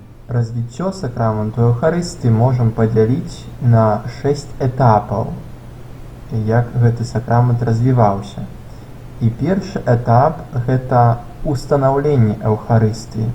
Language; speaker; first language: Belarusian; non-native, local second language; Russian